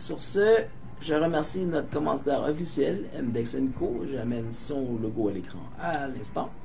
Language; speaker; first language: French; native; French